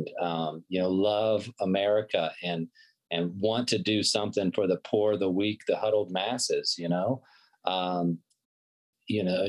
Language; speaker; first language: English; native; English